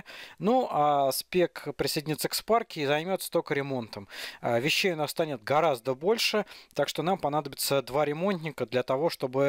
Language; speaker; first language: Russian; native; Russian